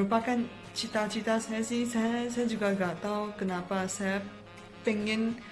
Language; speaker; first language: Indonesian; non-native, fluent; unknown